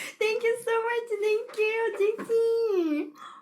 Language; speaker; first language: English; non-native, learner; Korean